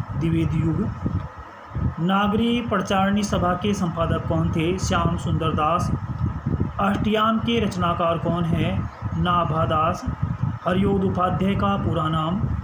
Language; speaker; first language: Hindi; native; Hindi